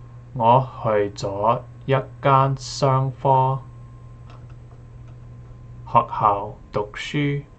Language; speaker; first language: Cantonese; non-native, learner; English